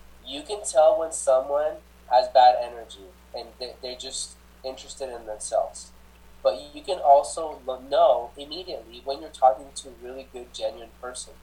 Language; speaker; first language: English; early bilingual, other home language; Spanish